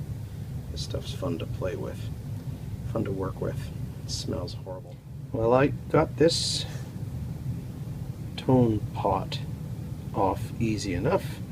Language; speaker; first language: English; native; English